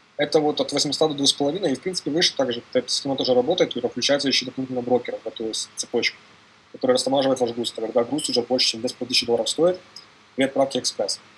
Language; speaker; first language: Russian; native; Russian